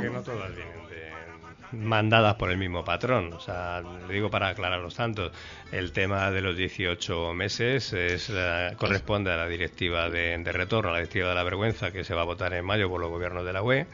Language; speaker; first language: Spanish; native; Spanish